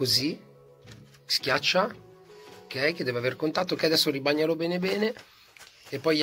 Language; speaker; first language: Italian; native; Italian